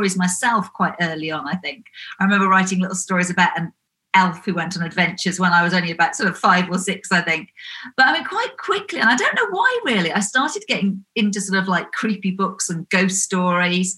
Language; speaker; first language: English; native; English